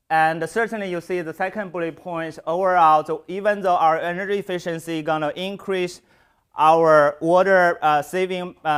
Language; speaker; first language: English; non-native, fluent; Chinese